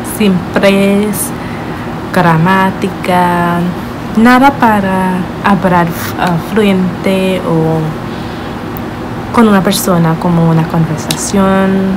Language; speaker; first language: Spanish; non-native, learner; English